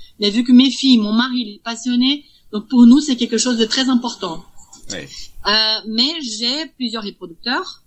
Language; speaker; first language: French; non-native, fluent; Portuguese